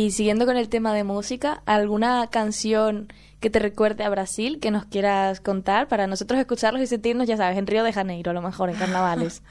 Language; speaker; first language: Spanish; native; Spanish